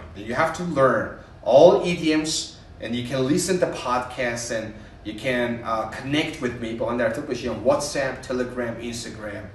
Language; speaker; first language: English; non-native, fluent; Persian